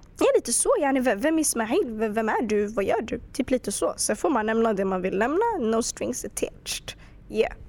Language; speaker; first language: Swedish; early bilingual, other home language; Arabic